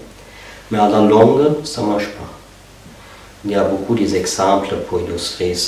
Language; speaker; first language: French; non-native, fluent; German